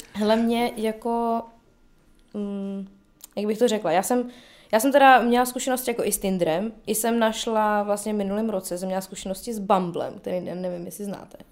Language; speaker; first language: Czech; early bilingual, other home language; Bulgarian